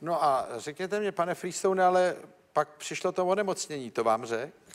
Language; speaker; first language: Czech; native; Czech